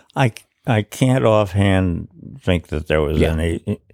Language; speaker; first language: English; native; English